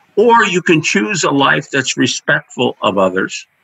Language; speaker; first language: English; native; English